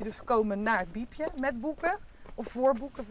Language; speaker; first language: Dutch; native; Dutch